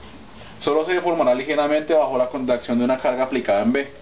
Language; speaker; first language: Spanish; native; Spanish